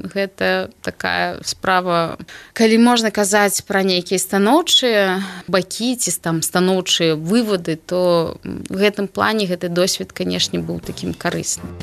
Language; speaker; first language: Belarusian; non-native, local second language; Russian